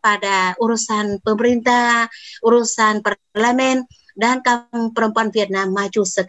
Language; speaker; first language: Indonesian; non-native, fluent; Vietnamese